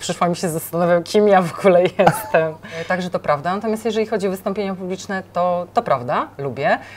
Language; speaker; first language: Polish; native; Polish